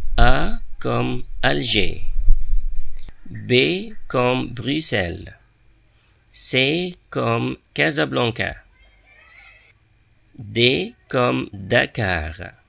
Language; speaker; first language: French; non-native, fluent; Arabic